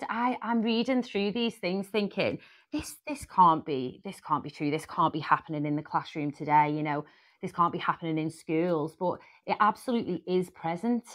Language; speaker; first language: English; native; English